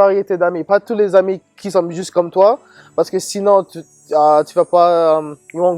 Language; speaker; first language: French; non-native, local second language; English